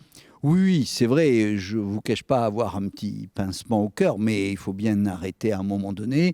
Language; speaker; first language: French; native; French